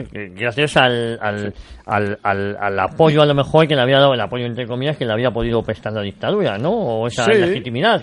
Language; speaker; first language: Spanish; native; Spanish